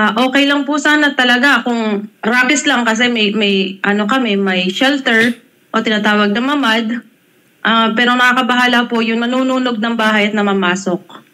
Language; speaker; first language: Filipino; native; Filipino